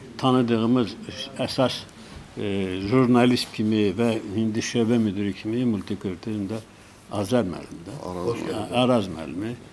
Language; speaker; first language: Azerbaijani; non-native, local second language; Lezghian